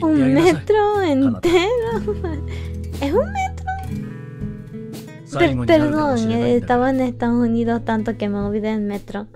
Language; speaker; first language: Spanish; early bilingual, heritage; English